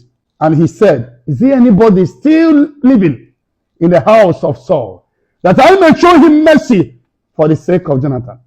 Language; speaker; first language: English; non-native, local second language; Igbo